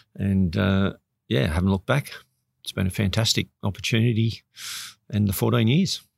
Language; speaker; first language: English; native; English